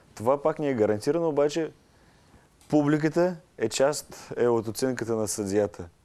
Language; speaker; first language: Bulgarian; non-native, fluent; Russian